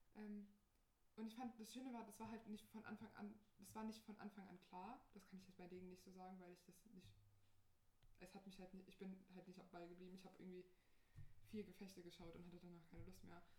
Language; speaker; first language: German; non-native, fluent; Portuguese